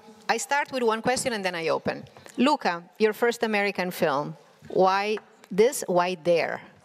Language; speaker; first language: English; non-native, fluent; Italian